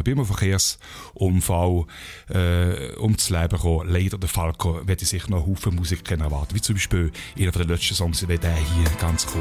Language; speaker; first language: German; native; German